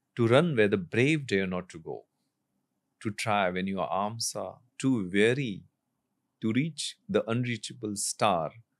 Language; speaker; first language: Hindi; non-native, local second language; Marathi